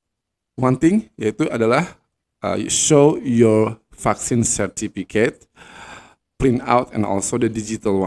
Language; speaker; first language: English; non-native, fluent; Indonesian